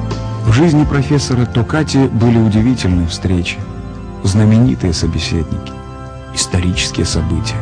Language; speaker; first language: Russian; native; Russian